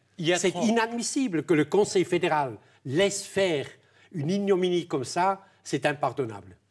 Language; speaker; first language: French; non-native, local second language; German